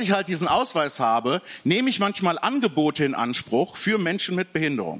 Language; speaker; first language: German; native; German